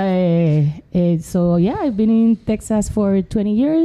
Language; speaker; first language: English; non-native, fluent; Spanish